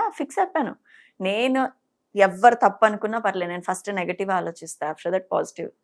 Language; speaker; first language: Telugu; non-native, fluent; Bangla